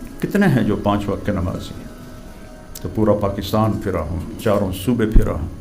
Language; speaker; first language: Urdu; non-native, local second language; Punjabi